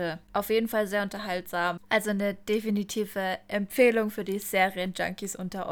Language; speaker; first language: German; native; German